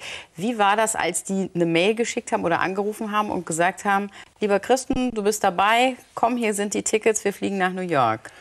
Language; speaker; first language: German; native; German